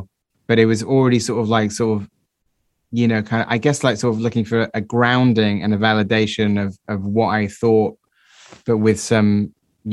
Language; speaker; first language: English; native; English